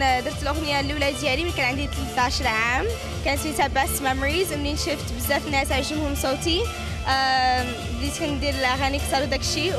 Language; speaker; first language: Arabic; early bilingual, heritage; Arabic